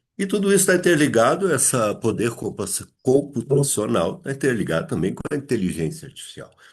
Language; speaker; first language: Portuguese; native; Portuguese